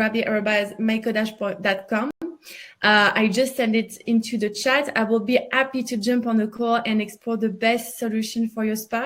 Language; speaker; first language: English; non-native, fluent; French